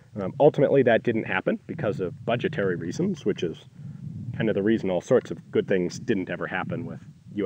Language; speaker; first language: English; native; English